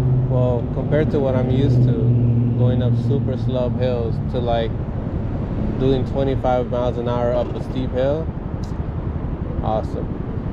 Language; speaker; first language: English; early bilingual, other home language; Spanish